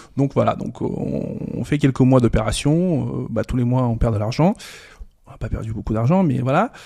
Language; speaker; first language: French; early bilingual, other home language; Serbian